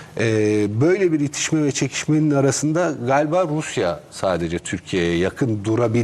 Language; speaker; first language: Turkish; native; Turkish